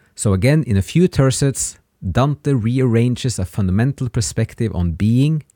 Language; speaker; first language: English; native; English